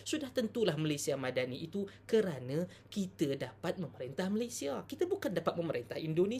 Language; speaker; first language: Malay; native; Malay